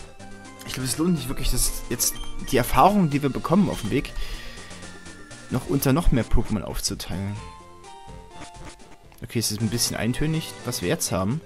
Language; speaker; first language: German; native; German